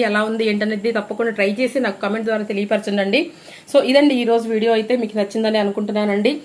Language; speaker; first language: Telugu; non-native, local second language; Lambadi